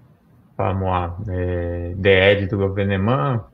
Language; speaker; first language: French; non-native, fluent; Portuguese